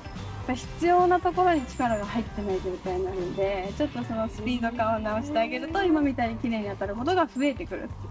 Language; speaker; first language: Japanese; native; Japanese